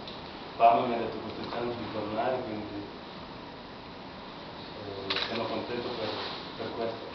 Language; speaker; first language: Italian; non-native, learner; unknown